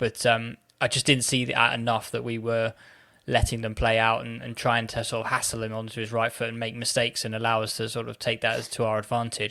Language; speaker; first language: English; native; English